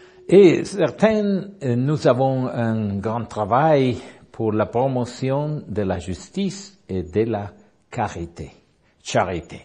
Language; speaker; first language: French; non-native, learner; Spanish